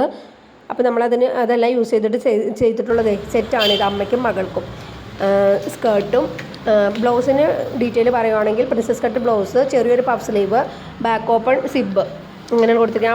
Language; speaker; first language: Malayalam; native; Malayalam